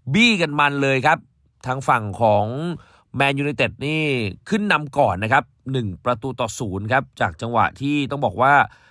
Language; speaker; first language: Thai; native; Thai